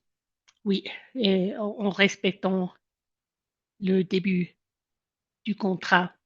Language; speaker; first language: French; non-native, local second language; German